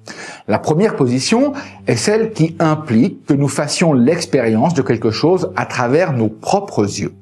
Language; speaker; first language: French; native; French